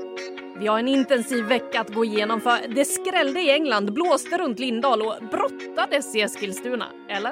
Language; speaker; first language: Swedish; native; Swedish